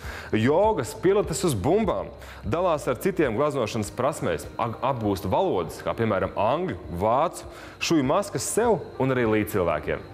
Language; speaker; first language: Latvian; native; Latvian